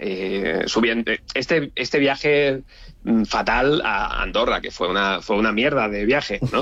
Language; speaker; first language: Spanish; native; Spanish